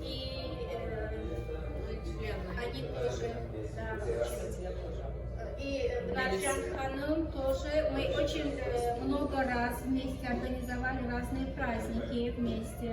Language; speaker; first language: Russian; non-native, local second language; Azerbaijani